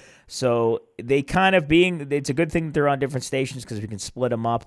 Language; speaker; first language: English; native; English